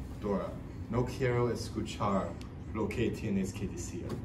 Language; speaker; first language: Spanish; non-native, learner; English